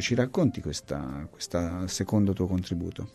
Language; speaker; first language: Italian; native; Italian